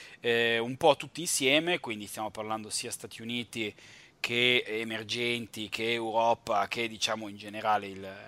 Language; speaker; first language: Italian; native; Italian